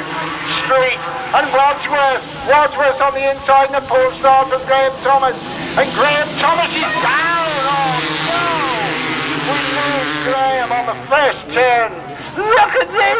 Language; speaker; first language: English; native; English